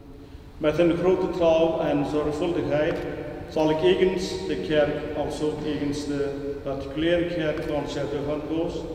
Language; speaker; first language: Dutch; non-native, fluent; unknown